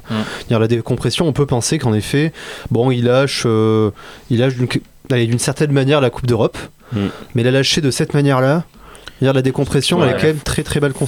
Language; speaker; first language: French; native; French